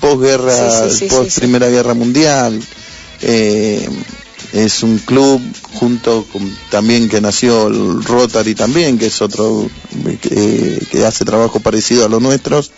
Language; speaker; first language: Spanish; native; Spanish